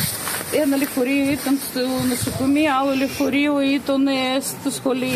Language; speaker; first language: Greek; early bilingual, heritage; Greek